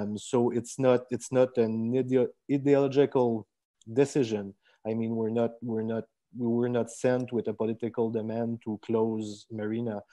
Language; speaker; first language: English; non-native, fluent; French